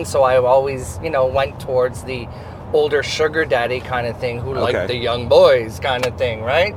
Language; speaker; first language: English; native; English